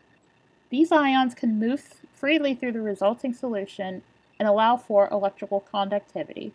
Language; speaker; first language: English; native; English